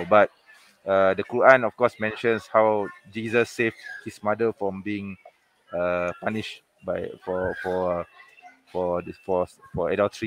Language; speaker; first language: English; non-native, local second language; Malay